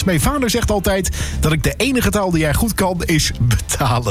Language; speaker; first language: Dutch; native; Dutch